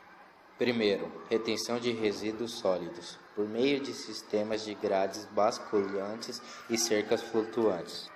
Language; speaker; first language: Portuguese; native; Portuguese